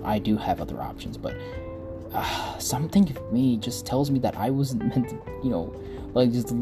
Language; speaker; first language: English; non-native, fluent; Spanish